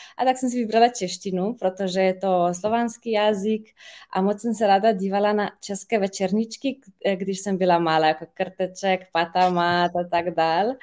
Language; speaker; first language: Czech; non-native, fluent; Slovenian